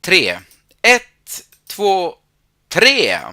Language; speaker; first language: Swedish; non-native, fluent; Spanish